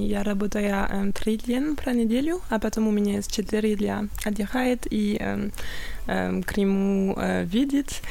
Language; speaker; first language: Russian; non-native, learner; French